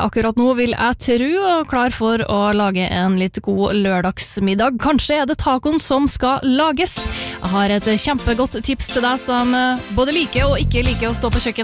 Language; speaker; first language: Norwegian; native; Norwegian